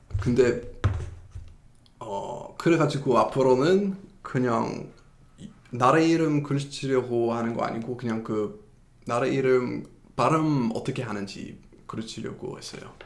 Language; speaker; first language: Korean; non-native, fluent; English